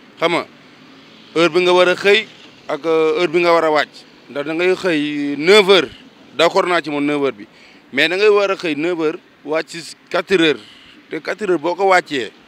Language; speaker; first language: Wolof; native; Wolof